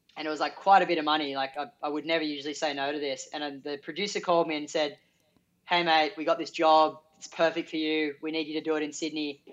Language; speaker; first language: English; native; English